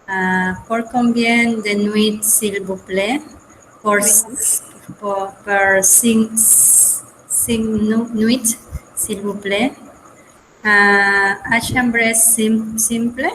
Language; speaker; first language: French; non-native, learner; Spanish